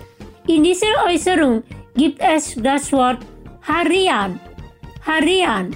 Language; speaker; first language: German; non-native, fluent; Indonesian